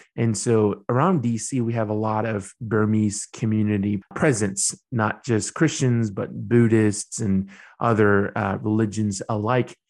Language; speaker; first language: English; early bilingual, other home language; Burmese